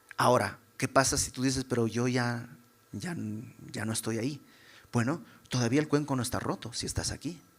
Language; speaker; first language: Spanish; native; Spanish